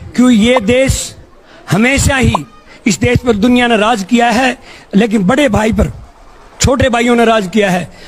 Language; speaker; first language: Hindi; native; Hindi